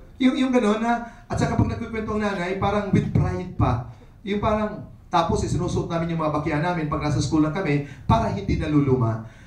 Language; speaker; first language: Filipino; non-native, local second language; Waray